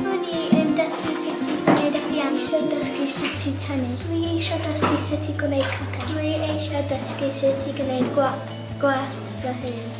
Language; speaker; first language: Welsh; non-native, local second language; English